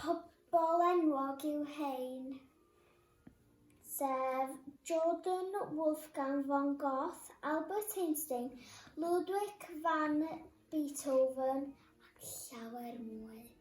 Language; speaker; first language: Welsh; non-native, local second language; English